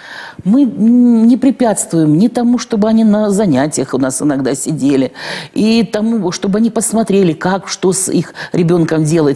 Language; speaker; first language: Russian; native; Russian